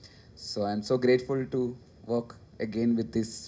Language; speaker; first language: Tamil; non-native, learner; Malayalam